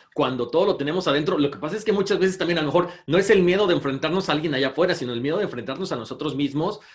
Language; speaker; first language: Spanish; native; Spanish